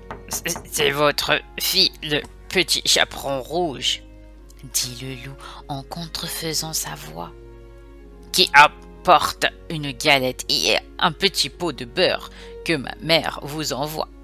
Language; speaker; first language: French; native; French